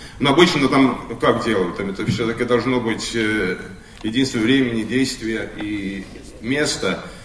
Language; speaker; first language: Russian; non-native, local second language; Estonian